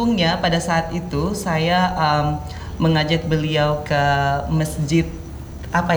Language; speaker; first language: Indonesian; non-native, local second language; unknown